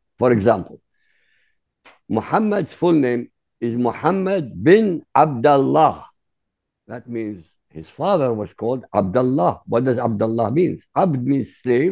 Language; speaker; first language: English; non-native, fluent; Arabic